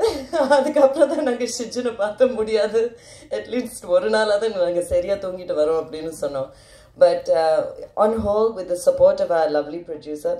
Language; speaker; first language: Tamil; early bilingual, heritage; Tamil